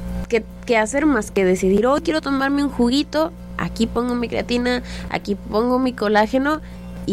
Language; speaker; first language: Spanish; native; Spanish